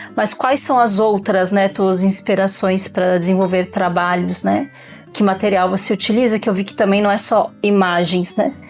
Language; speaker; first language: Portuguese; native; Portuguese